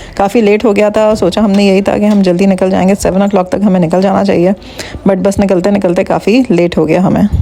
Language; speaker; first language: Urdu; native; Urdu